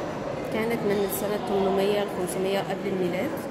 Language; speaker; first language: Arabic; native; Arabic